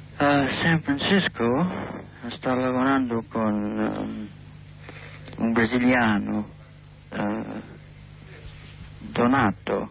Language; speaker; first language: Italian; non-native, learner; English